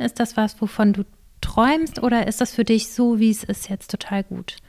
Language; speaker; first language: German; native; German